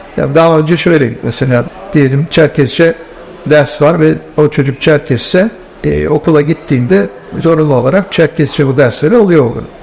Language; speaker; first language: Turkish; native; Turkish